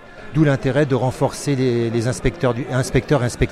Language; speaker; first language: French; native; French